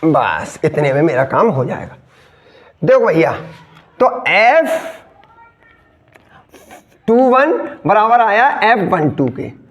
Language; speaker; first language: Hindi; native; Hindi